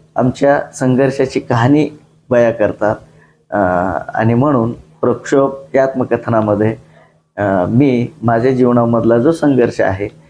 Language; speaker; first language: Marathi; non-native, local second language; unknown